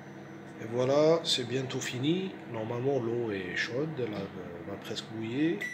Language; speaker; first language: French; non-native, local second language; Arabic